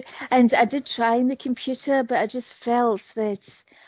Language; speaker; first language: English; native; English